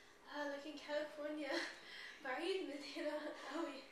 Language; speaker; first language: Arabic; non-native, learner; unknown